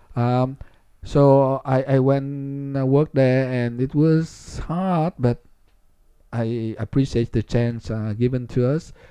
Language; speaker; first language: English; non-native, fluent; Vietnamese